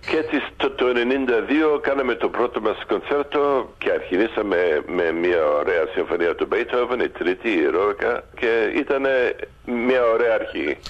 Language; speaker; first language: Greek; early bilingual, heritage; Greek